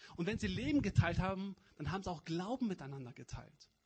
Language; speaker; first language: German; native; German